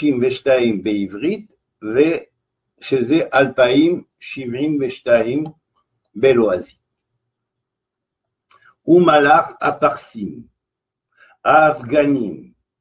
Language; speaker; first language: Hebrew; non-native, fluent; French